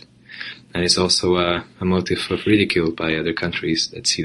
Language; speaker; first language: English; non-native, fluent; Portuguese